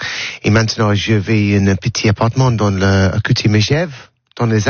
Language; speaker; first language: French; non-native, learner; English